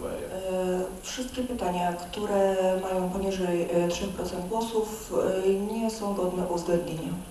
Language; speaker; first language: Polish; non-native, fluent; Russian